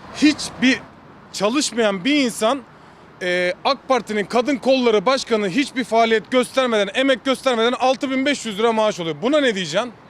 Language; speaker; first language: Turkish; native; Turkish